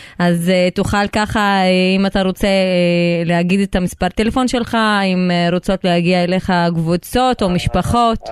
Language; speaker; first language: Hebrew; non-native, local second language; Arabic